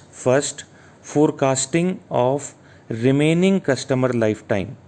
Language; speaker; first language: English; non-native, local second language; Hindi